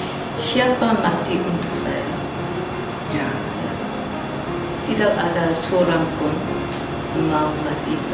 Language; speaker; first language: Indonesian; non-native, learner; Korean